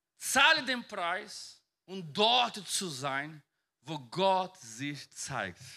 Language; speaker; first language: German; non-native, fluent; Portuguese